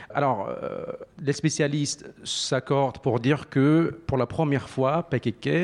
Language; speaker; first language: French; non-native, fluent; Central Kurdish